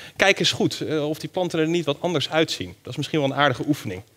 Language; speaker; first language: Dutch; native; Dutch